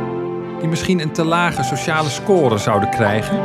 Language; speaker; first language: Dutch; native; Dutch